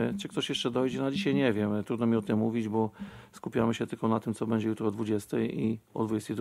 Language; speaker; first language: Polish; native; Polish